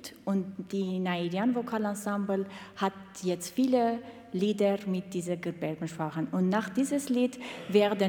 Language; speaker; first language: German; non-native, learner; Armenian